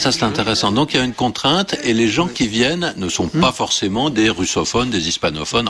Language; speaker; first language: French; native; French